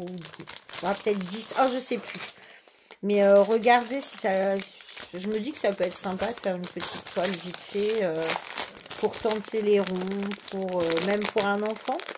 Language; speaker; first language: French; native; French